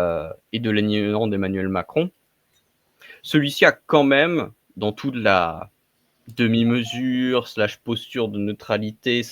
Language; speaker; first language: French; native; French